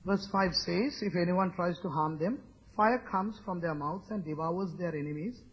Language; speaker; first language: English; non-native, local second language; Sinhala